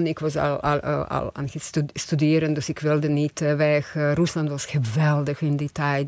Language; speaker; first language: Dutch; non-native, fluent; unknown